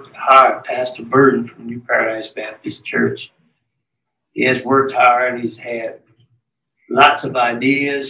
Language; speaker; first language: English; native; English